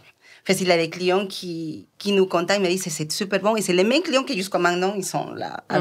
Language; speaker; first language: French; non-native, fluent; Spanish